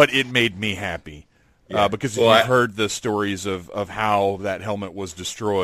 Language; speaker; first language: English; native; English